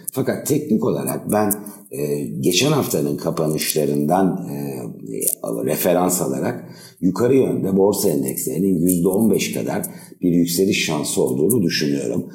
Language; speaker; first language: Turkish; native; Turkish